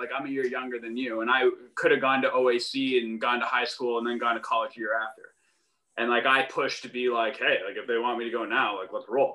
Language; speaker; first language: English; native; English